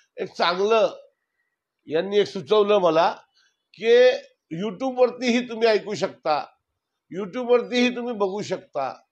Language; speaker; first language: Marathi; non-native, local second language; Urdu